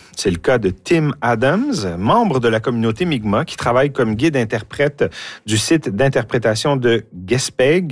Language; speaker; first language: French; native; French